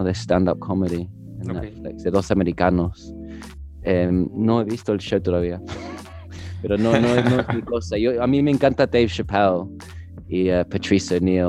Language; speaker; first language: Spanish; early bilingual, heritage; English